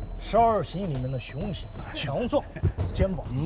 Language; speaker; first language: Chinese; native; Chinese